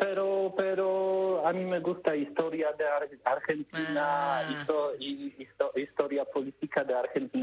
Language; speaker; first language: Spanish; non-native, learner; Polish